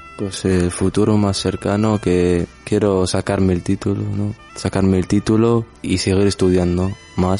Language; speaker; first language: Spanish; non-native, learner; Arabic